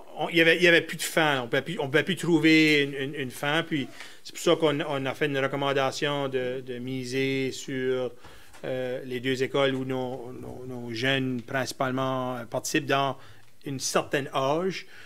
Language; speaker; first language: French; native; French